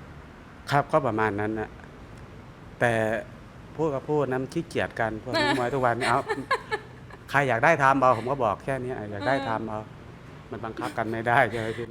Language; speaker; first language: Thai; native; Thai